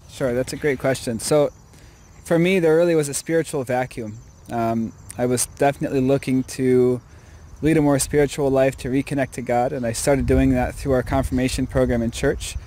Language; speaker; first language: English; native; English